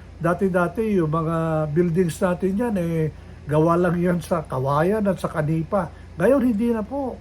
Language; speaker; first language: Filipino; non-native, local second language; Iloko